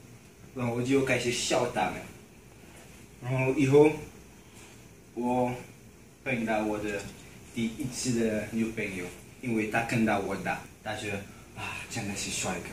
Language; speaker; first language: Chinese; non-native, learner; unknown